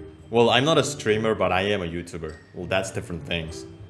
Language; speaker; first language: English; non-native, fluent; Indonesian